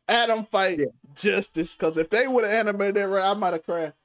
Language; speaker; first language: English; native; English